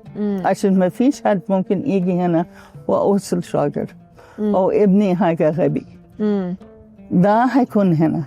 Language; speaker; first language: Egyptian Arabic; non-native, learner; English